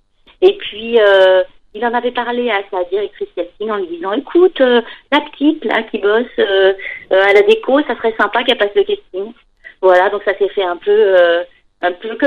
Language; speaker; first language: French; native; French